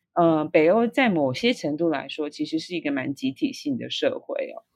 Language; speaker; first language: Chinese; native; Chinese